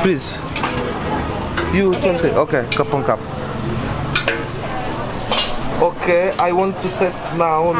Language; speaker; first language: English; non-native, learner; French